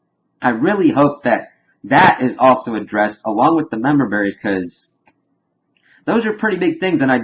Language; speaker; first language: English; native; English